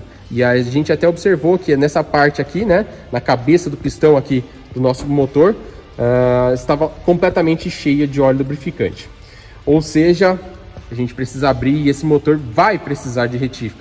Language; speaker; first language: Portuguese; native; Portuguese